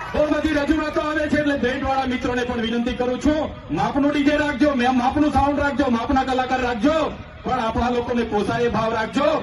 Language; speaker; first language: Gujarati; non-native, local second language; Vasavi